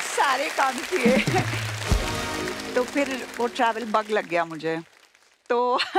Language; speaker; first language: Hindi; native; Hindi